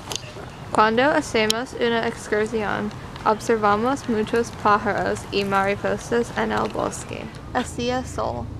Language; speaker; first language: Spanish; non-native, learner; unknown